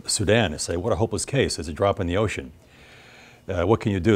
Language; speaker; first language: English; native; English